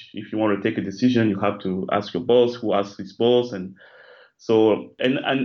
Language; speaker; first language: English; non-native, local second language; French